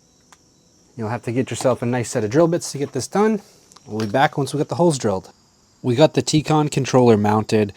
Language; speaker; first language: English; native; English